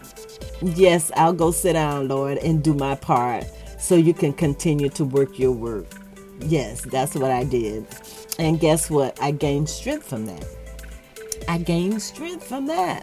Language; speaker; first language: English; native; English